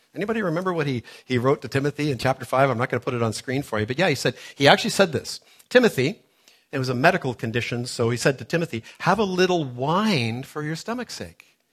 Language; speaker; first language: English; native; English